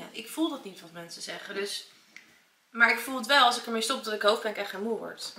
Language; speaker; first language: Dutch; native; Dutch